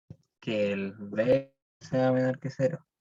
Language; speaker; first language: Spanish; native; Spanish